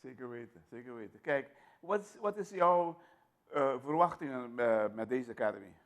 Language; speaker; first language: Dutch; non-native, local second language; Papiamento